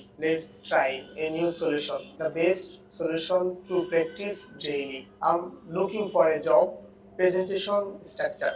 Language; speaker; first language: English; non-native, learner; Bangla